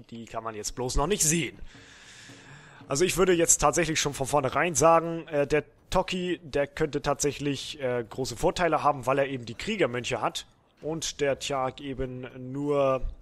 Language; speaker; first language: German; native; German